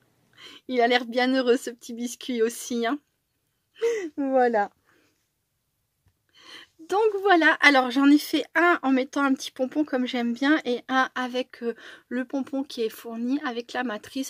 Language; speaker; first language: French; native; French